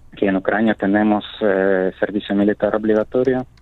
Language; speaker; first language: Spanish; non-native, fluent; Ukrainian